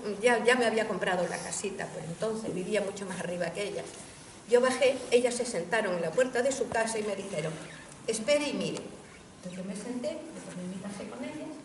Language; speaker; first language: Spanish; native; Spanish